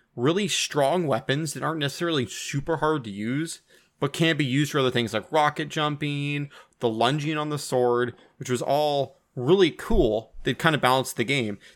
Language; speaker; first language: English; native; English